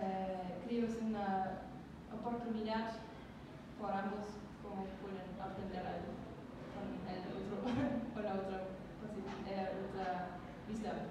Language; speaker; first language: Spanish; non-native, learner; German